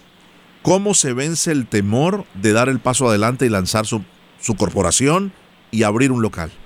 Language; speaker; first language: Spanish; native; Spanish